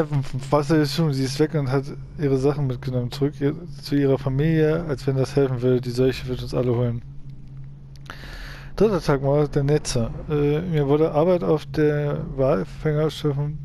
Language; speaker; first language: German; native; German